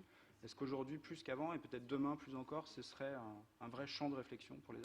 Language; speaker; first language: French; native; French